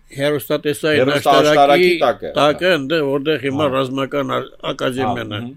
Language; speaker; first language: Armenian; native; Armenian